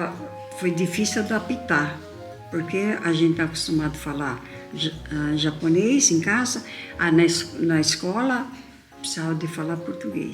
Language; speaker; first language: Portuguese; non-native, local second language; Japanese